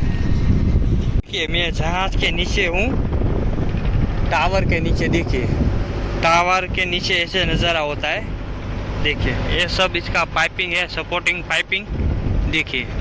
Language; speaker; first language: Hindi; non-native, local second language; Gujarati